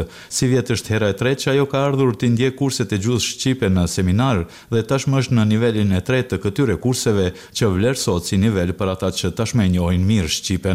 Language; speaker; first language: Albanian; native; Albanian